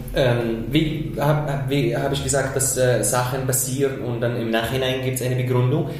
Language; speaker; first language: German; non-native, fluent; Arabic